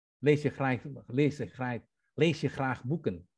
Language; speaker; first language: Dutch; non-native, learner; Indonesian